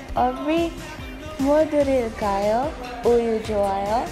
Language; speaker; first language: Korean; non-native, learner; Filipino